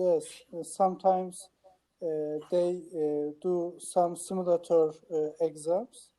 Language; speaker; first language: English; non-native, learner; Turkish